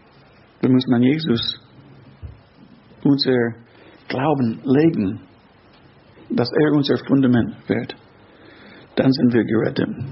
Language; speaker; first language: German; non-native, fluent; English